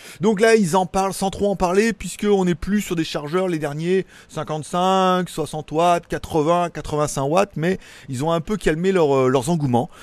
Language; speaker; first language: French; native; French